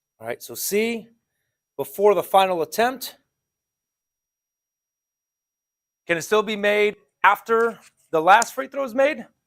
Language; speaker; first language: English; native; English